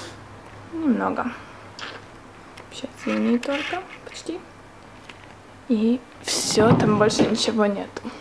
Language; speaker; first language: Russian; early bilingual, heritage; Russian